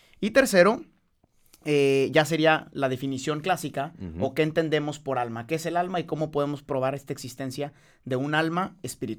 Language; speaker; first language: Spanish; native; Spanish